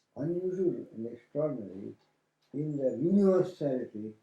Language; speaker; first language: English; non-native, local second language; Kannada